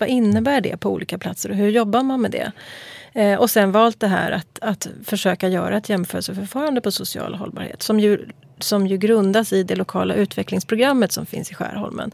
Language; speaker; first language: Swedish; native; Swedish